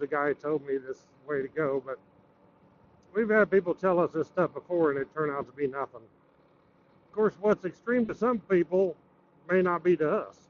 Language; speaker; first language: English; native; English